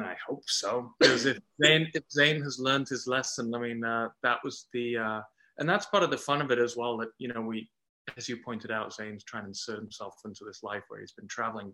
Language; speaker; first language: English; native; English